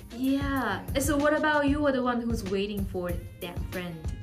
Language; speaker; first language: English; non-native, fluent; Japanese